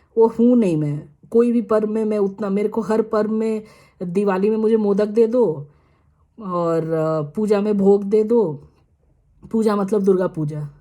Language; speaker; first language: Hindi; native; Hindi